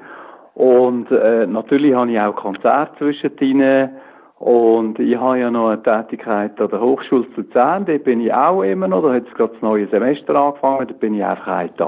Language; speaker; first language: German; native; German